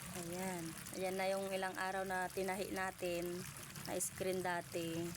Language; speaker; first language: Filipino; non-native, local second language; Iloko